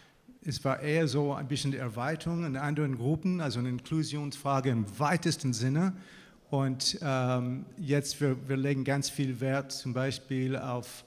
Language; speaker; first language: German; non-native, fluent; English